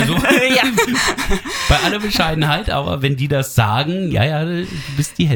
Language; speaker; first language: German; native; German